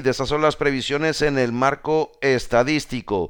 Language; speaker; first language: Spanish; native; Spanish